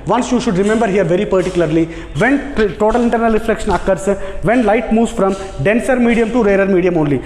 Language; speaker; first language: English; non-native, local second language; Telugu